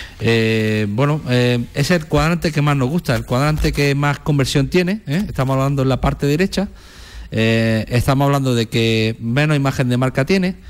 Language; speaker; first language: Spanish; native; Spanish